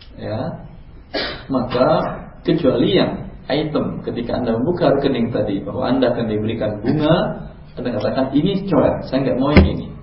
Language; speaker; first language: Indonesian; non-native, local second language; Minangkabau